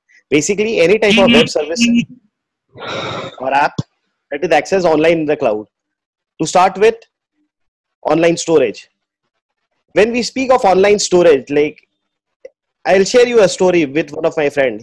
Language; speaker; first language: English; non-native, local second language; Hindi